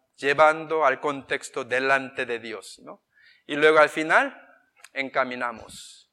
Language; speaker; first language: Spanish; non-native, fluent; Korean